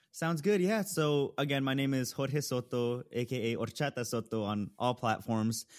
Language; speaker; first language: English; early bilingual, other home language; Spanish